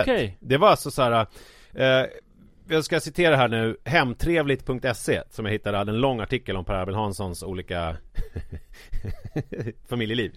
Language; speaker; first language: Swedish; native; Swedish